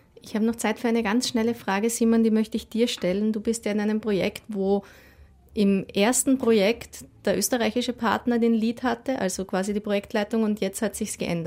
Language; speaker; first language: German; native; German